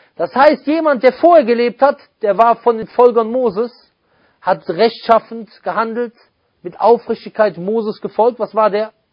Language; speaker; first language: German; native; German